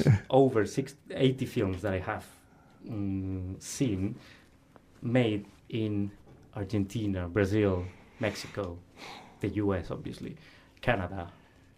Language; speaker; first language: English; non-native, fluent; Spanish